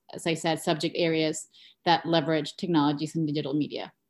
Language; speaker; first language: English; non-native, fluent; Spanish